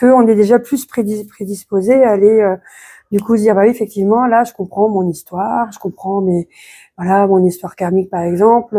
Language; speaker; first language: French; native; French